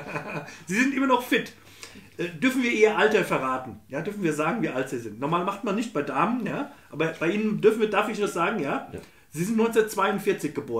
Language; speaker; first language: German; native; German